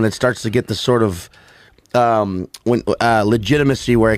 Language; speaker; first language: English; native; English